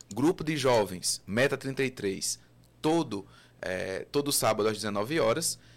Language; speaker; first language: Portuguese; native; Portuguese